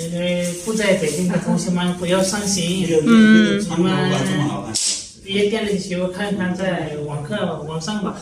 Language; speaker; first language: Chinese; non-native, learner; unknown